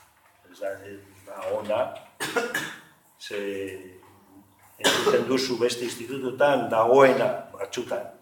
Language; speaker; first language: Basque; non-native, local second language; Spanish